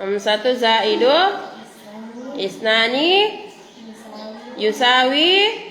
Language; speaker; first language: Arabic; non-native, fluent; Indonesian